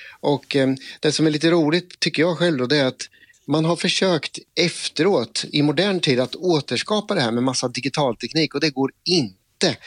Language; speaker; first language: Swedish; native; Swedish